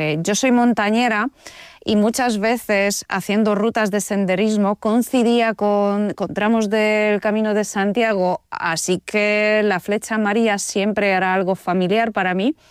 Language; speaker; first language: Spanish; non-native, fluent; Polish